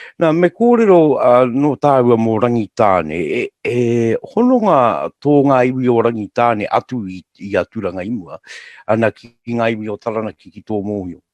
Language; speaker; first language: Māori; native; Māori